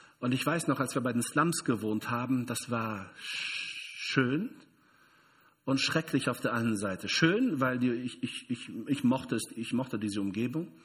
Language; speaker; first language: German; non-native, fluent; Portuguese